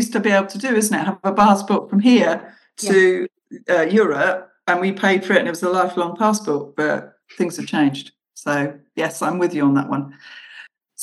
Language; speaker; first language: English; native; English